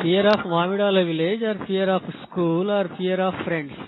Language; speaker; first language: English; non-native, local second language; Telugu